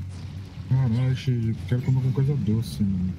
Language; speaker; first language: Portuguese; native; Portuguese